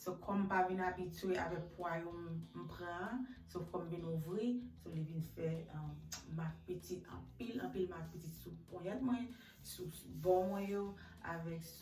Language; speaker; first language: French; non-native, learner; Haitian Creole